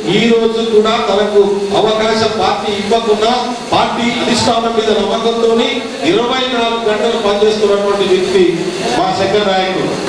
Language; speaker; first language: Telugu; non-native, local second language; Lambadi